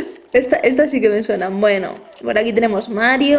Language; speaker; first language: Spanish; native; Spanish